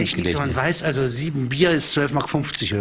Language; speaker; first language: German; native; German